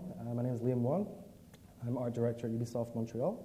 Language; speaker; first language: English; native; English